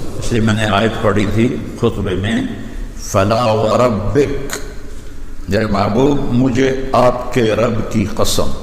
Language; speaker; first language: Urdu; non-native, local second language; Punjabi